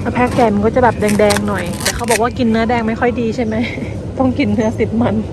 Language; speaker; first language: Thai; native; Thai